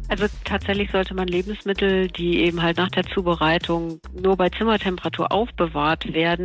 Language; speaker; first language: German; native; German